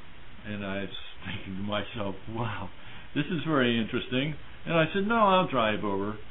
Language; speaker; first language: English; native; English